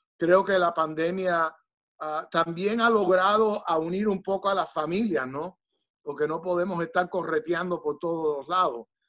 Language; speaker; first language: Spanish; early bilingual, heritage; Spanish